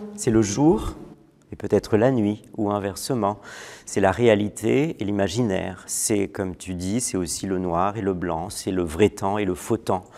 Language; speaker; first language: French; non-native, local second language; Malagasy